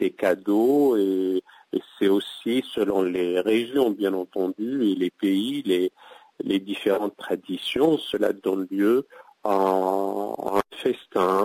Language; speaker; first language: French; non-native, local second language; Arabic